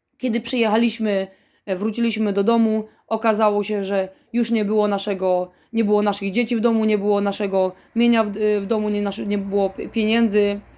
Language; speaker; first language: Polish; native; Polish